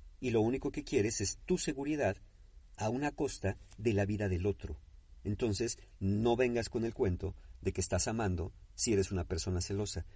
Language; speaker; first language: Spanish; native; Spanish